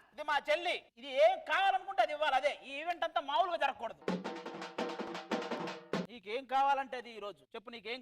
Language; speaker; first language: Telugu; native; Telugu